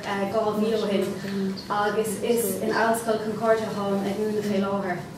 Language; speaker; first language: Irish; non-native, local second language; English